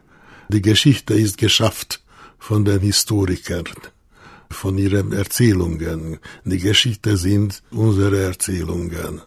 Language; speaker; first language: German; non-native, fluent; Hungarian